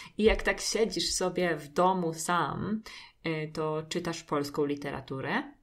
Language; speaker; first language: Polish; native; Polish